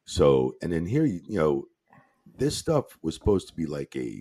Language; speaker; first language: English; native; English